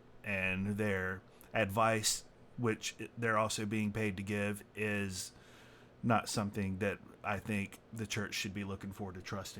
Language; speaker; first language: English; native; English